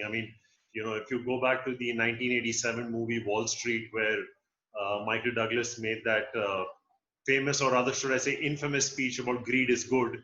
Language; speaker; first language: English; non-native, local second language; Hindi